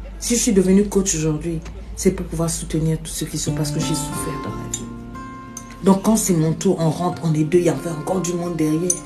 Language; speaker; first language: French; non-native, local second language; Lingala